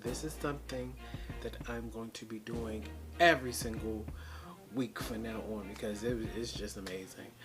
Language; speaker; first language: English; native; English